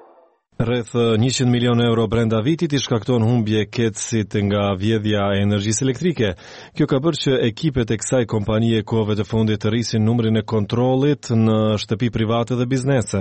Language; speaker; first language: Albanian; native; Albanian